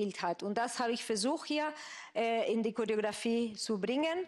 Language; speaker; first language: German; non-native, fluent; Spanish